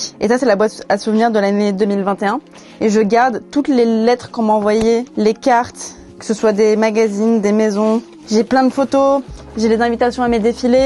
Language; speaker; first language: French; native; French